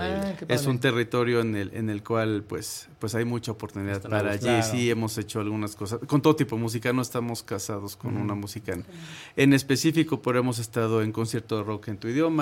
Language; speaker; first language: Spanish; native; Spanish